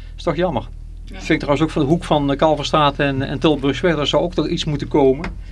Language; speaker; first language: Dutch; native; Dutch